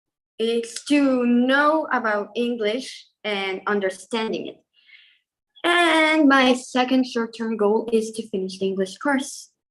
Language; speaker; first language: English; non-native, fluent; Spanish